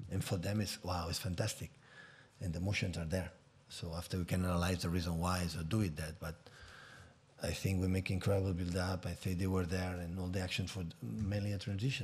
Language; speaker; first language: English; non-native, fluent; Catalan